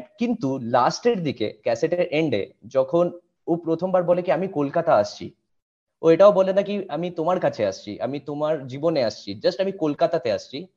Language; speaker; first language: Bangla; non-native, local second language; Hindi